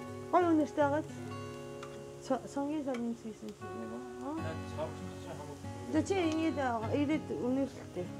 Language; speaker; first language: Mongolian; non-native, fluent; Japanese